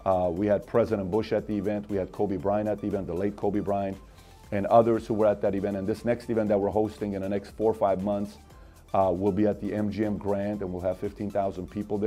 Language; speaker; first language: English; early bilingual, other home language; Armenian